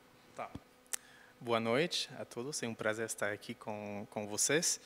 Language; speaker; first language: Portuguese; non-native, fluent; French